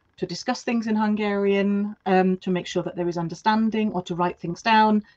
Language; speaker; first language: English; non-native, fluent; German